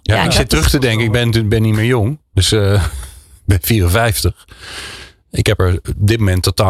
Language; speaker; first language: Dutch; native; Dutch